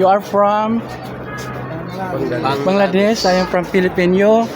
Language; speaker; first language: English; non-native, learner; Filipino